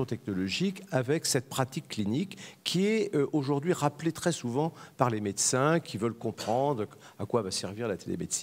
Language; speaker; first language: French; native; French